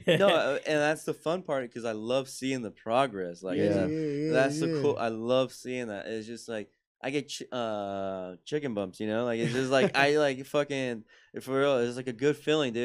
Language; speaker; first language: English; early bilingual, other home language; Spanish